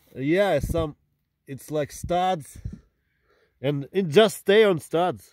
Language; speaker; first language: English; non-native, learner; Russian